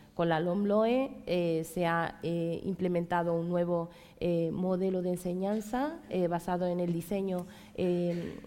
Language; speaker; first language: Spanish; native; Spanish